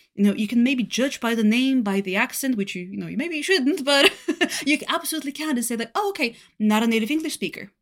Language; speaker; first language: English; non-native, fluent; Bulgarian